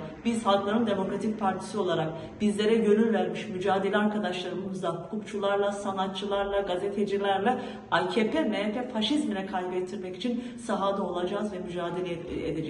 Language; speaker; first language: Turkish; native; Turkish